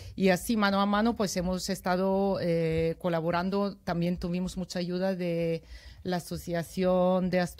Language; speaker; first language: Spanish; non-native, fluent; Bulgarian